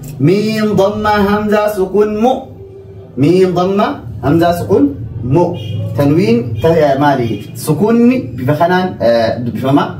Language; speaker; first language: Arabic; non-native, fluent; Oromo